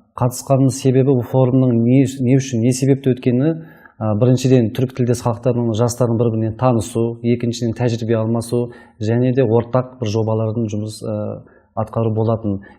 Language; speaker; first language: Kazakh; non-native, local second language; Uyghur